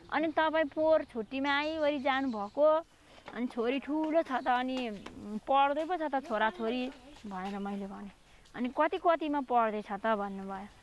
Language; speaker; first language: Nepali; native; Nepali